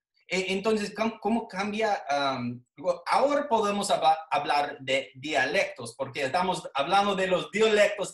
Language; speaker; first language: Spanish; non-native, fluent; English